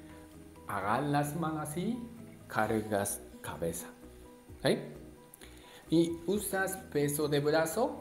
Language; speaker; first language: Spanish; non-native, learner; Japanese